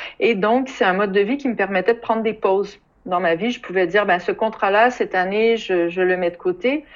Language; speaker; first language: French; native; French